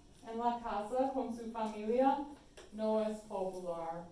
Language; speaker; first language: Spanish; non-native, fluent; English